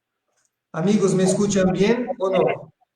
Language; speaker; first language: Spanish; non-native, fluent; Portuguese